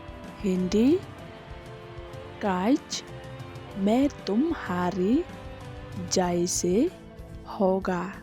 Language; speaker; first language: Hindi; non-native, learner; Khasi